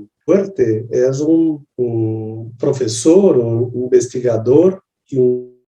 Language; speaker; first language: Spanish; non-native, learner; Portuguese